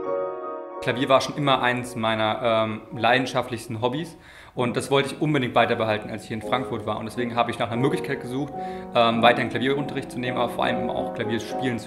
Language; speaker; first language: German; native; German